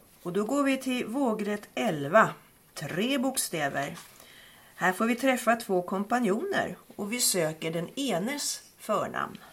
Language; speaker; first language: Swedish; native; Swedish